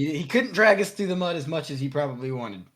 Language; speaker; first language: English; native; English